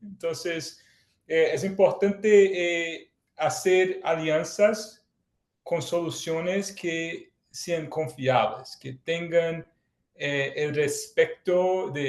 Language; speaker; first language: Spanish; non-native, fluent; Portuguese